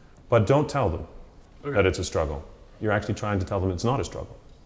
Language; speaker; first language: English; native; English